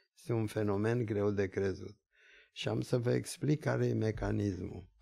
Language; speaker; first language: Romanian; early bilingual, other home language; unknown